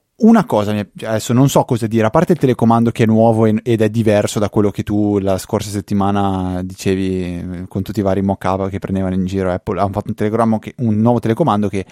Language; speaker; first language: Italian; native; Italian